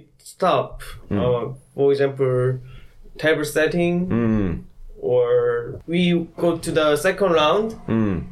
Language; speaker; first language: English; non-native, learner; Korean